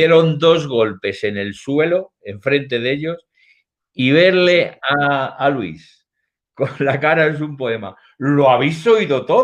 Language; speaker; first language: Spanish; native; Spanish